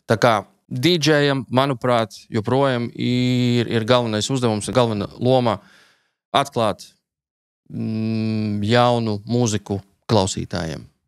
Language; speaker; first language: Latvian; non-native, local second language; Russian